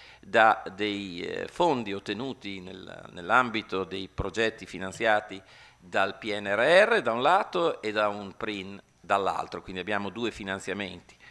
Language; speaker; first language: Italian; native; Italian